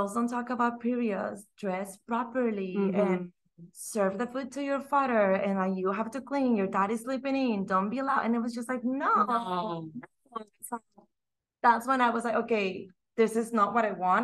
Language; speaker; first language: English; non-native, fluent; Spanish